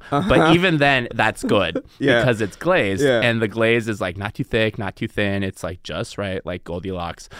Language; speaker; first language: English; native; English